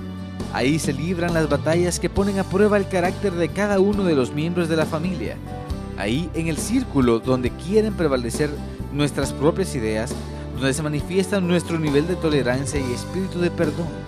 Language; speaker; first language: Spanish; native; Spanish